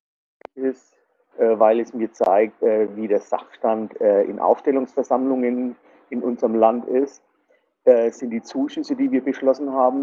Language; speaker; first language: German; native; German